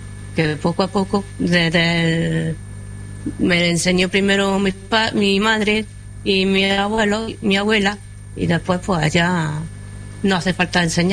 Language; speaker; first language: Spanish; non-native, fluent; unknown